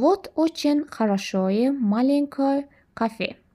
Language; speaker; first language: Russian; non-native, learner; Turkish